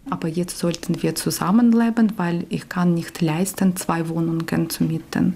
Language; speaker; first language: German; non-native, learner; Ukrainian